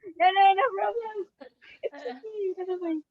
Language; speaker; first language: English; non-native, learner; Malay